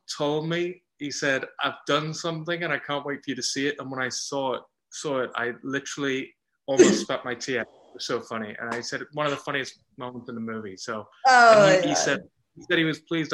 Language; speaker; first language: English; native; English